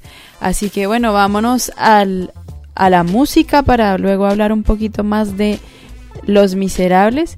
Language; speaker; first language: Spanish; native; Spanish